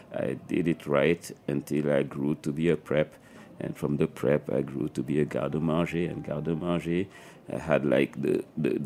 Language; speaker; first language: English; non-native, fluent; French